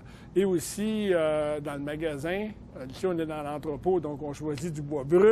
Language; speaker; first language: French; native; French